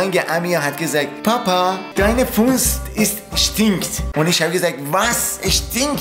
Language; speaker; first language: German; non-native, learner; Persian